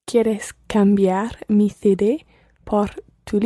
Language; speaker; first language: Spanish; non-native, learner; English